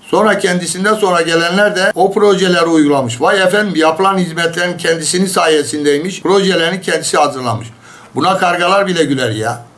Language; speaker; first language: Turkish; native; Turkish